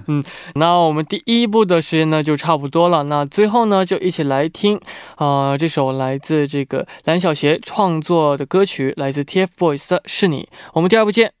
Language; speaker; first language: Chinese; native; Chinese